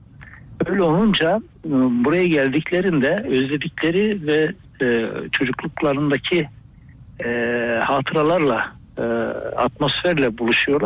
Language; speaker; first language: Turkish; native; Turkish